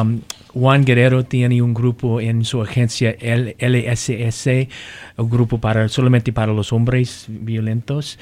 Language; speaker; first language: Spanish; non-native, learner; English